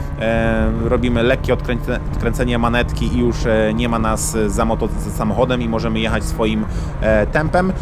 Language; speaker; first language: Polish; native; Polish